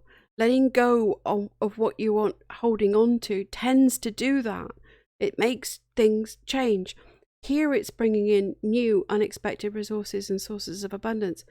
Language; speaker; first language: English; native; English